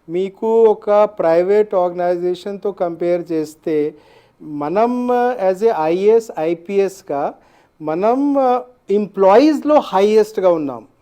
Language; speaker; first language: Telugu; non-native, fluent; Hindi